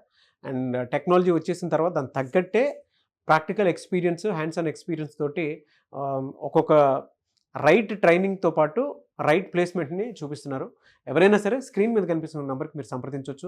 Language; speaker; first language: Telugu; native; Telugu